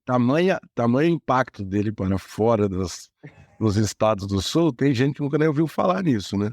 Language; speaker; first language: Portuguese; native; Portuguese